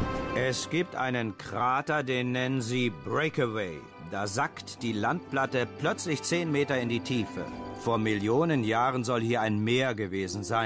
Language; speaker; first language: German; native; German